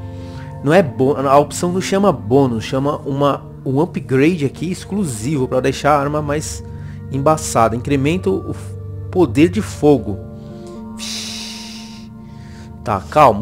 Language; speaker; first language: Portuguese; native; Portuguese